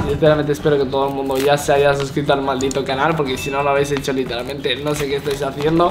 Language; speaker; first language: Spanish; early bilingual, other home language; Russian